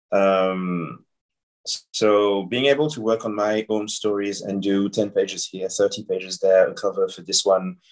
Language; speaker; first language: English; non-native, fluent; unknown